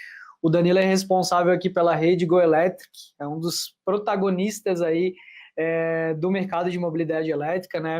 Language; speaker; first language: Portuguese; native; Portuguese